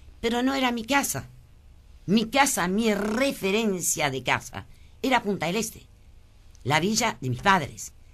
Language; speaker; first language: Spanish; early bilingual, other home language; French